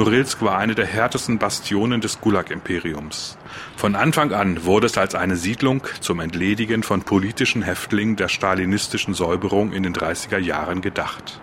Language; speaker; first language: German; native; German